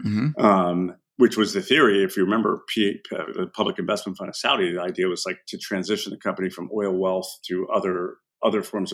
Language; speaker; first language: English; non-native, fluent; Arabic